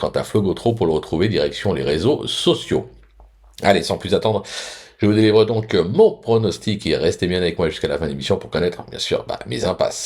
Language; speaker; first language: French; native; French